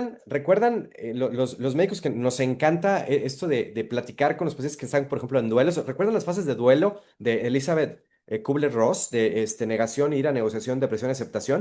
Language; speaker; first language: Spanish; native; Spanish